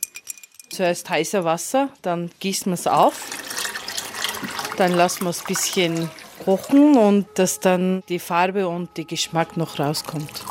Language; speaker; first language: German; early bilingual, other home language; Turkish